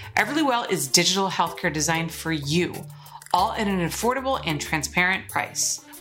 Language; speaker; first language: English; native; English